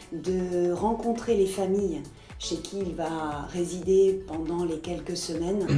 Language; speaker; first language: French; native; French